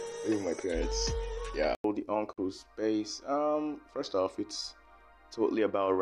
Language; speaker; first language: English; non-native, local second language; Yoruba